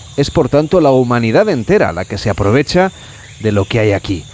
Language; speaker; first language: Spanish; native; Spanish